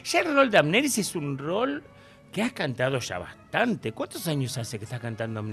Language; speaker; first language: Spanish; native; Spanish